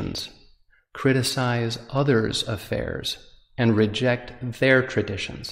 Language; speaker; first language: English; native; English